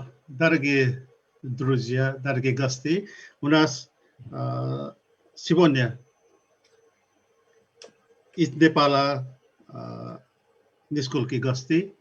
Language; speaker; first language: Russian; non-native, learner; Nepali